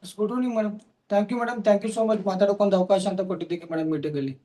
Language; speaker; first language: Kannada; native; Kannada